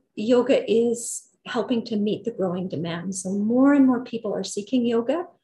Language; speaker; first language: English; native; English